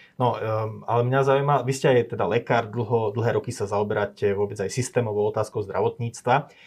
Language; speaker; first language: Slovak; native; Slovak